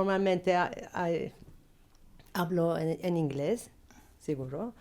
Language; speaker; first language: Spanish; non-native, learner; Turkish